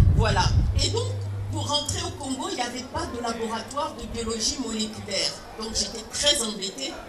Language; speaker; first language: French; early bilingual, other home language; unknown